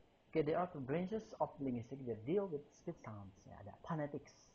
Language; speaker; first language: English; non-native, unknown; Indonesian